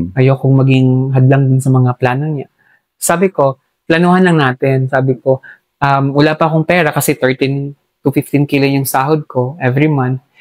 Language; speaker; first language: Filipino; non-native, local second language; Hiligaynon